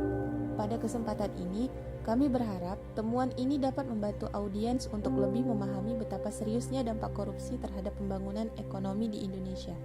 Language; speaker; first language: Indonesian; native; Indonesian